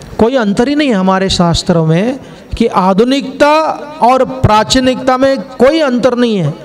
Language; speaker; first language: Hindi; non-native, local second language; Kannada